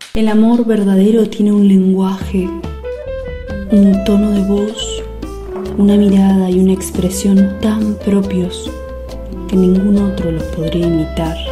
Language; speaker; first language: Spanish; native; Spanish